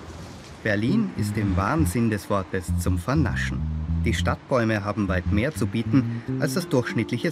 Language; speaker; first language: German; native; German